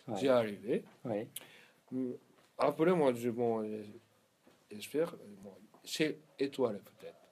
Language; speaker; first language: French; non-native, learner; Japanese